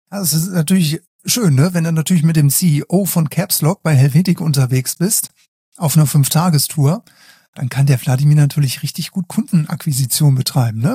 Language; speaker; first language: German; native; German